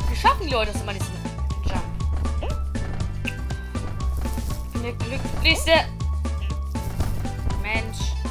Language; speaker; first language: German; native; German